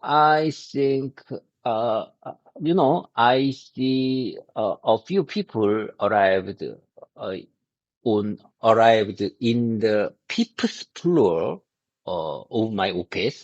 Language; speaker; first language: English; non-native, learner; Korean